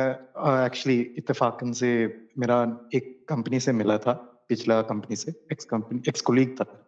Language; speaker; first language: Hindi; non-native, local second language; Malayalam